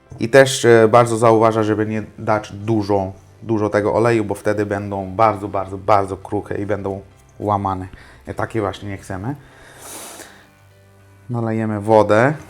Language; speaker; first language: Polish; non-native, fluent; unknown